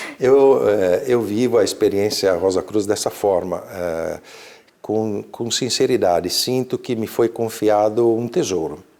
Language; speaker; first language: Portuguese; early bilingual, other home language; Italian